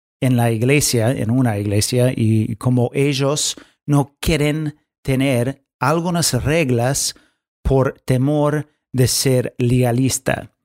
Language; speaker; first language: Spanish; non-native, fluent; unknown